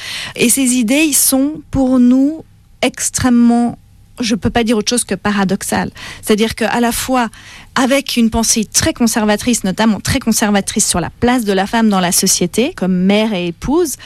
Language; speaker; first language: French; native; French